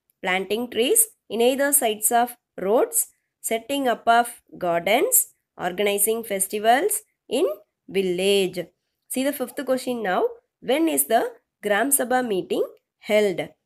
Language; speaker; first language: English; non-native, local second language; Tamil